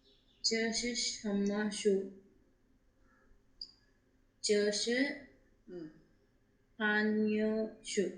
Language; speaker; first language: Chinese; non-native, fluent; Tamil